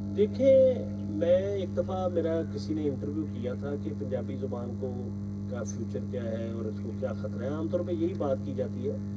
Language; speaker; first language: Urdu; non-native, local second language; Punjabi